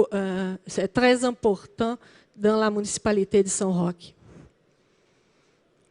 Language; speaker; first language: French; non-native, learner; Portuguese